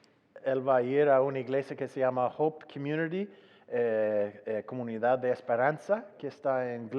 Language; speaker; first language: Spanish; non-native, fluent; English